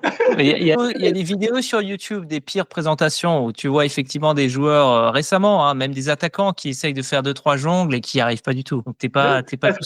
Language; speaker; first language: French; native; French